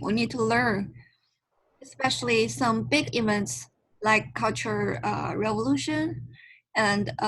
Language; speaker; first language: English; non-native, learner; Chinese